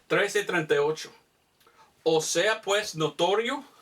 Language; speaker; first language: Spanish; non-native, fluent; English